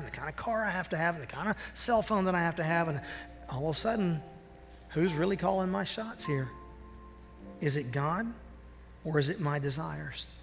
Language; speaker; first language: English; native; English